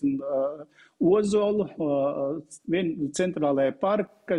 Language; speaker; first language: Latvian; non-native, fluent; Uzbek